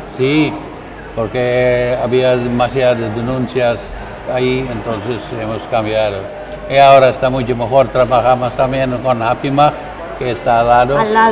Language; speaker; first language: Spanish; non-native, learner; Dutch